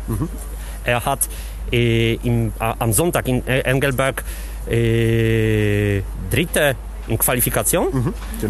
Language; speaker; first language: German; non-native, learner; Polish